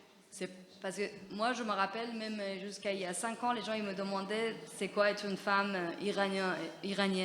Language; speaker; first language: French; non-native, fluent; Persian